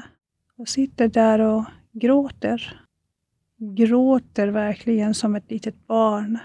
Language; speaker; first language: Swedish; non-native, fluent; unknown